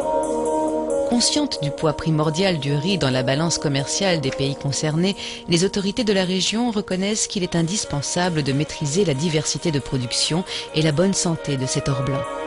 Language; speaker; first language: French; native; French